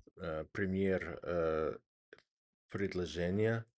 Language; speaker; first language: Russian; non-native, learner; English